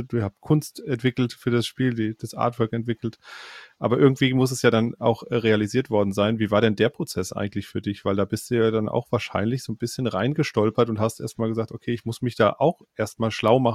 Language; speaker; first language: German; native; German